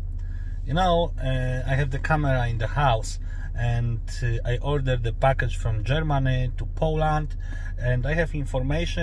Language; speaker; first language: English; non-native, learner; Polish